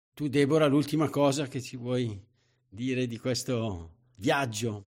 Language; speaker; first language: Italian; native; Italian